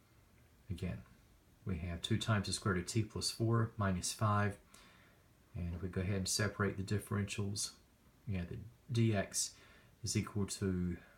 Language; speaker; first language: English; native; English